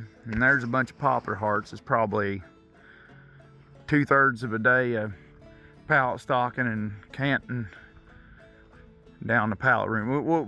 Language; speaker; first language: English; native; English